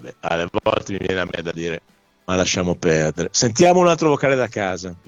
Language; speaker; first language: Italian; native; Italian